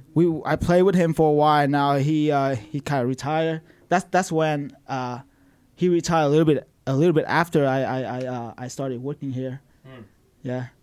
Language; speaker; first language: English; non-native, fluent; Vietnamese